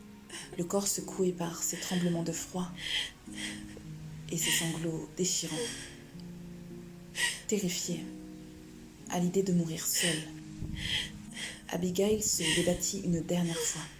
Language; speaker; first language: French; native; French